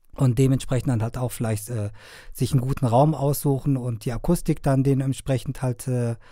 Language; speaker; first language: German; non-native, fluent; Persian